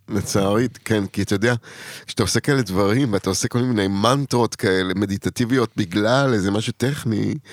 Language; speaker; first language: Hebrew; native; Hebrew